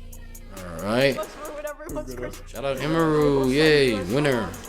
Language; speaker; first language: English; native; English